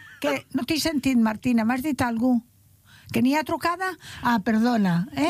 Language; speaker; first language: Catalan; non-native, local second language; Spanish